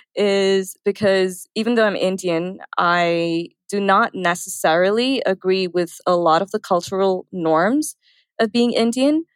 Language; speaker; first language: English; early bilingual, other home language; Arabic